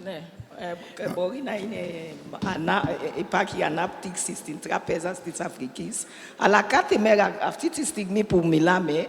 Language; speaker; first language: Greek; non-native, learner; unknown